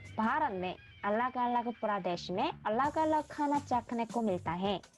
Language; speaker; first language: Hindi; non-native, learner; Korean